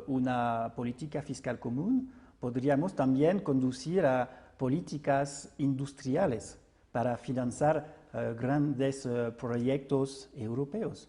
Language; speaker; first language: Spanish; non-native, fluent; French